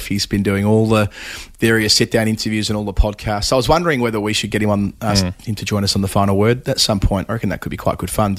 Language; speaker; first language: English; native; English